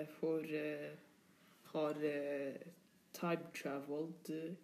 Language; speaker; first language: Swedish; non-native, learner; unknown